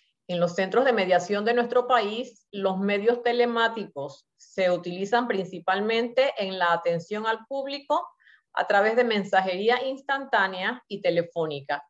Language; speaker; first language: Spanish; native; Spanish